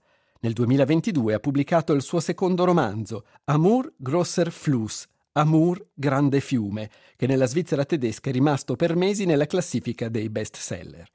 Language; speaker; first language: Italian; native; Italian